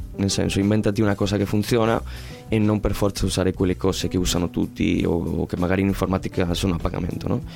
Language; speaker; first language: Italian; non-native, fluent; Spanish